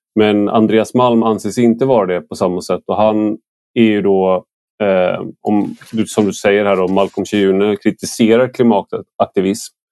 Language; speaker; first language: Swedish; native; Swedish